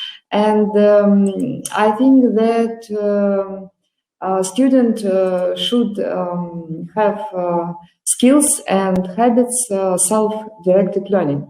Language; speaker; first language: English; non-native, learner; Russian